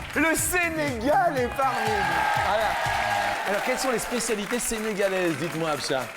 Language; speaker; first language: French; native; French